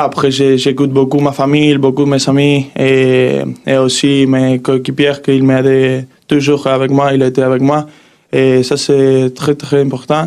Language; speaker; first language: French; non-native, learner; Spanish